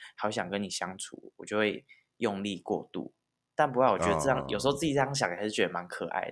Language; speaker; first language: Chinese; non-native, local second language; Min Nan Chinese